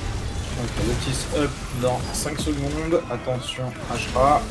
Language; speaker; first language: French; native; French